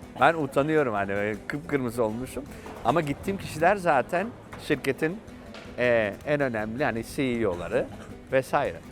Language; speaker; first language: Turkish; native; Turkish